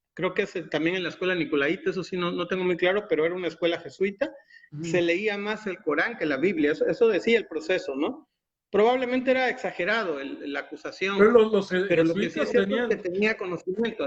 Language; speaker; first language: Spanish; native; Spanish